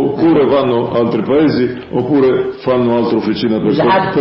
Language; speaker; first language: Italian; early bilingual, heritage; Italian